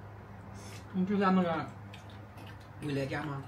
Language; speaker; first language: Chinese; native; Chinese